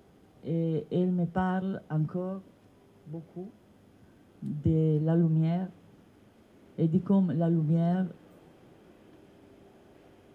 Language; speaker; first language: French; non-native, fluent; Italian